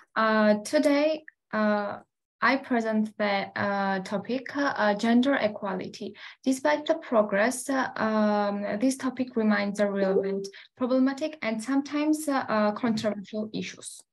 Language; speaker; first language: English; non-native, learner; Georgian